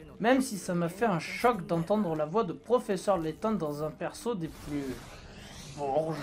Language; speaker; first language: French; native; French